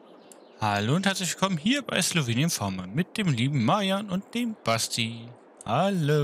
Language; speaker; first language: German; native; German